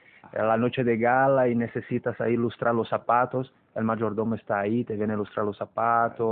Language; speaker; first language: Spanish; non-native, fluent; Portuguese